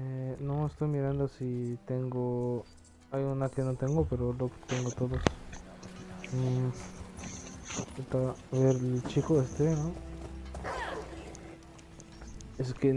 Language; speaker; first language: Spanish; non-native, learner; French